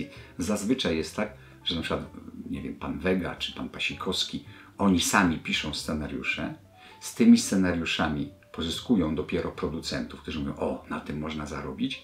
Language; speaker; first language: Polish; native; Polish